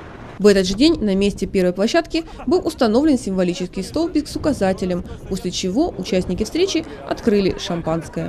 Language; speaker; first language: Russian; native; Russian